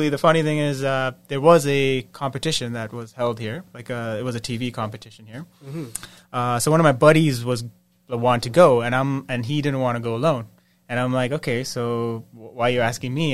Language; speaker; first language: English; native; English